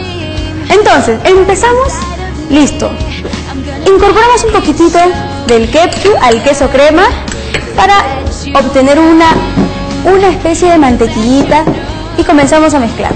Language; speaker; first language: Spanish; native; Spanish